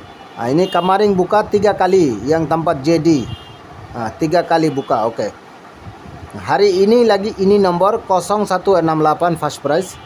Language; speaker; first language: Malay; non-native, learner; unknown